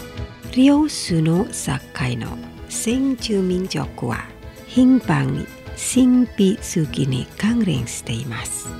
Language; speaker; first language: Japanese; non-native, fluent; Indonesian